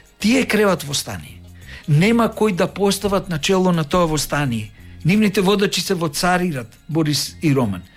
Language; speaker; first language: Macedonian; native; Macedonian